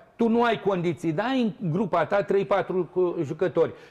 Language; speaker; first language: Romanian; native; Romanian